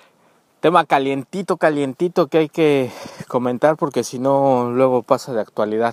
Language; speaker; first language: Spanish; native; Spanish